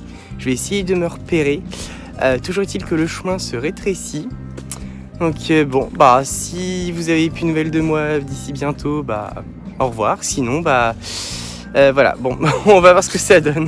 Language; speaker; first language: French; native; French